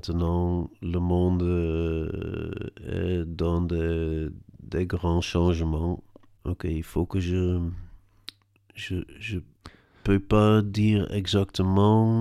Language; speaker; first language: French; non-native, learner; Dutch